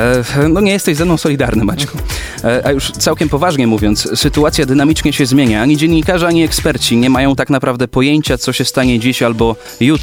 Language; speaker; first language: Polish; native; Polish